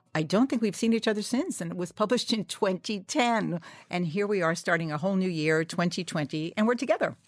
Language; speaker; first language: English; native; English